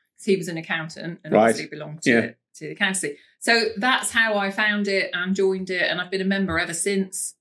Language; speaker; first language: English; native; English